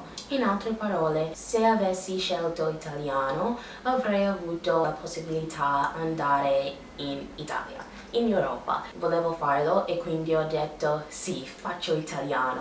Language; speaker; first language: Italian; non-native, learner; English